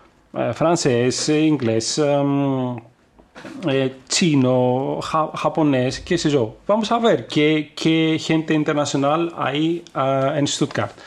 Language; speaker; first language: Spanish; non-native, fluent; Greek